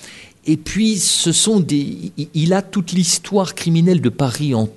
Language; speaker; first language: French; native; French